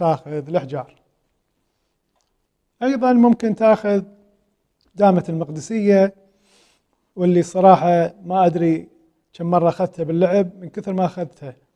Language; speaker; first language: Arabic; native; Arabic